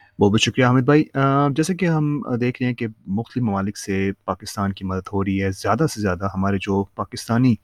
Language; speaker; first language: Urdu; native; Urdu